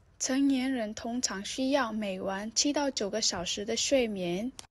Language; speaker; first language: Chinese; non-native, learner; Vietnamese